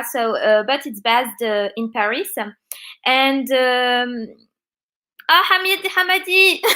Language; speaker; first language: English; non-native, learner; French